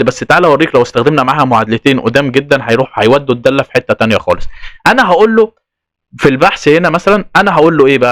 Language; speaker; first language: Arabic; native; Arabic